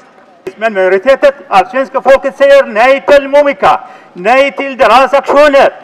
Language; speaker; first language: Swedish; non-native, learner; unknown